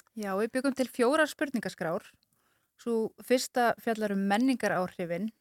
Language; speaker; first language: Icelandic; native; Icelandic